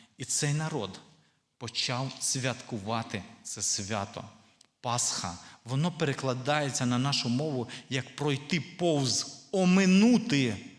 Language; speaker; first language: Ukrainian; non-native, local second language; Russian